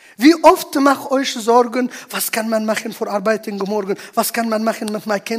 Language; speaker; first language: German; non-native, learner; Arabic